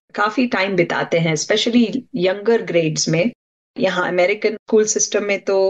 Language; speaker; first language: Hindi; non-native, local second language; Marathi